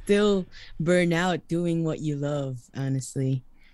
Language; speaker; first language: English; non-native, local second language; Iloko